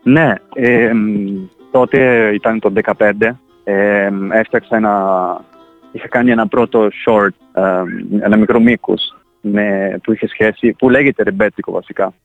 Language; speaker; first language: Greek; non-native, fluent; Italian